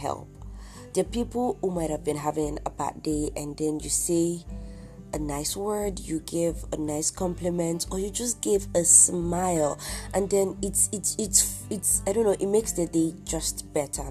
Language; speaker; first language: English; non-native, local second language; Yoruba